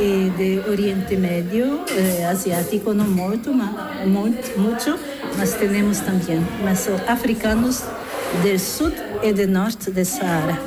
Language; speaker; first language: Spanish; non-native, learner; Italian